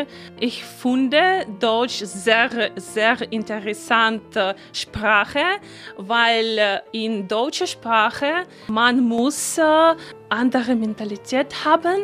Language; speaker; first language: German; non-native, learner; Russian